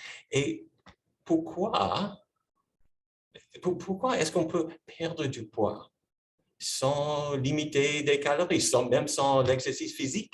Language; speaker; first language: French; non-native, fluent; English